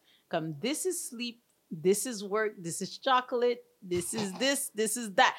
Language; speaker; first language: English; non-native, local second language; French